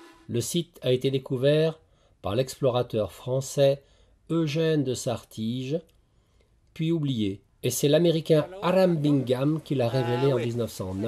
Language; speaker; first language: French; native; French